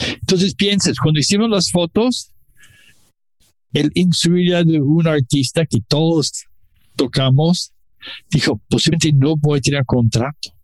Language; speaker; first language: Spanish; non-native, learner; English